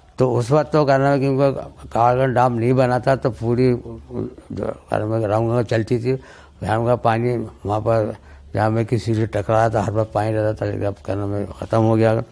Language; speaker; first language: Urdu; native; Urdu